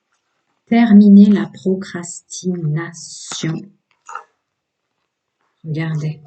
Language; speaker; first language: French; native; French